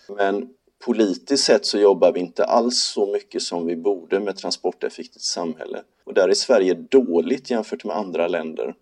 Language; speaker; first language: Swedish; native; Swedish